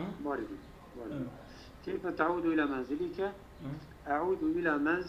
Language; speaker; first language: Arabic; non-native, learner; Turkish